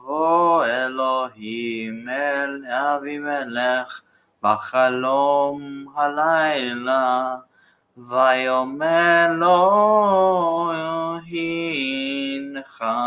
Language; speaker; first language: Hebrew; non-native, learner; English